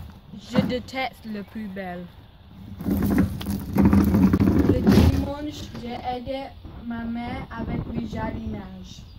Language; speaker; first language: French; non-native, learner; English